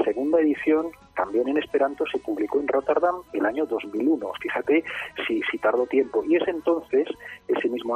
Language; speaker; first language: Spanish; native; Spanish